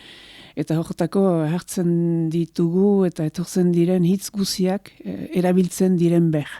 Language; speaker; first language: Basque; native; Basque